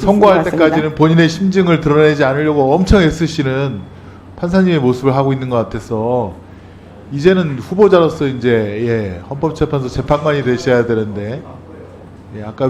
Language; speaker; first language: Korean; native; Korean